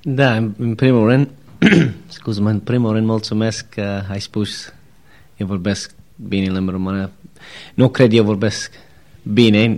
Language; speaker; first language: Romanian; non-native, learner; English